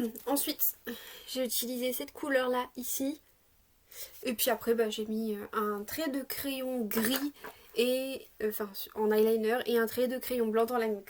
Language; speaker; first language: French; native; French